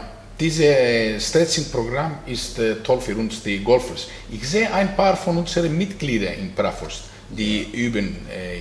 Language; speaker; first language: German; non-native, fluent; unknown